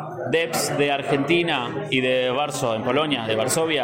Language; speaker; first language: Spanish; native; Spanish